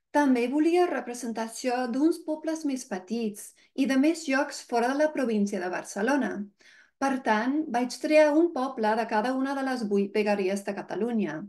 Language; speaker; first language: Catalan; non-native, fluent; English